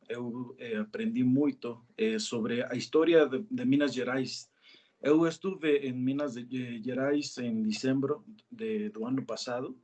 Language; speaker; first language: Portuguese; non-native, learner; Spanish